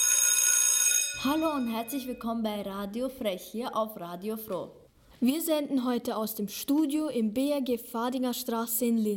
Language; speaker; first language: German; native; German